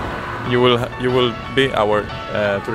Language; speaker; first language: English; non-native, learner; Spanish